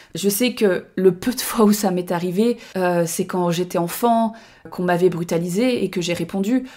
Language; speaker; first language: French; native; French